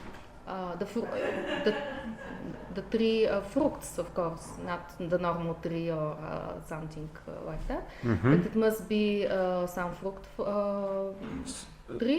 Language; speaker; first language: English; non-native, learner; Bulgarian